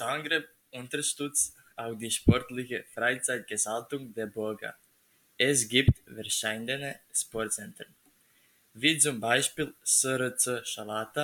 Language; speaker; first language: German; non-native, learner; Croatian